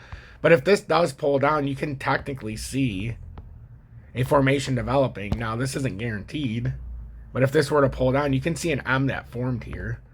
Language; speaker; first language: English; native; English